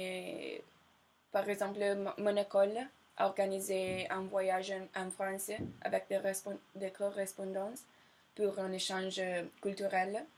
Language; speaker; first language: French; non-native, fluent; Italian